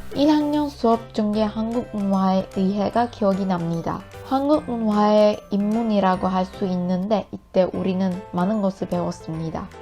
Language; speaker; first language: Korean; non-native, learner; Turkish